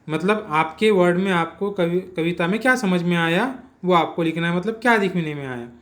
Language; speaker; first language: Hindi; non-native, local second language; Marathi